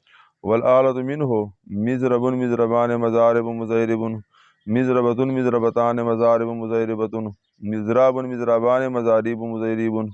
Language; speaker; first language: Arabic; non-native, fluent; Urdu